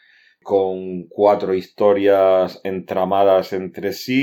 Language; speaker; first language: Spanish; native; Spanish